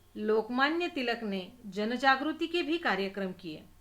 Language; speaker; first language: Hindi; non-native, local second language; Marathi